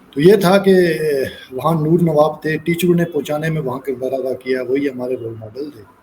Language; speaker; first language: Urdu; non-native, local second language; Punjabi